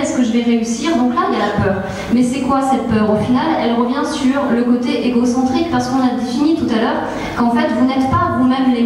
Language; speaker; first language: French; native; French